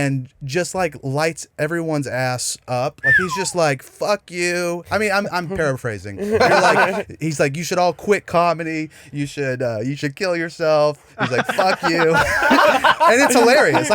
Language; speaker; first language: English; native; English